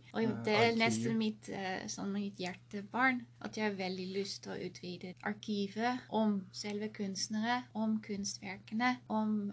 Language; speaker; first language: Norwegian; non-native, fluent; Dutch